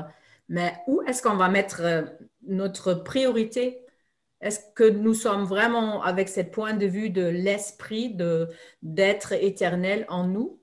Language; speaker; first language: French; non-native, fluent; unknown